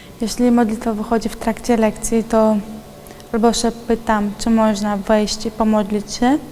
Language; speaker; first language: Polish; non-native, fluent; Chechen